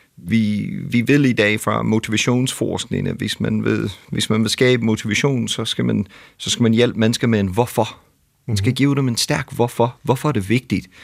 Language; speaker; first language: Danish; non-native, fluent; English